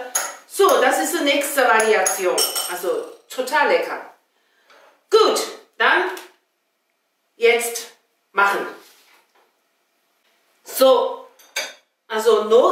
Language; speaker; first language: German; non-native, fluent; Chinese